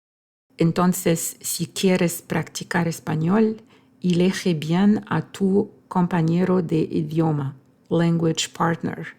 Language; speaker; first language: Spanish; non-native, fluent; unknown